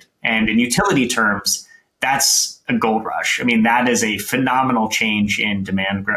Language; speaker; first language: English; native; English